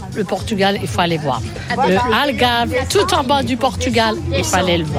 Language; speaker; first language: French; non-native, fluent; Portuguese